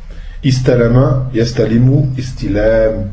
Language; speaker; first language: Arabic; non-native, fluent; French